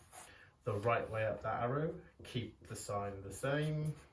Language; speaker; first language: English; native; English